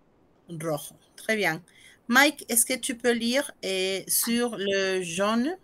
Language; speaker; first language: French; non-native, fluent; Spanish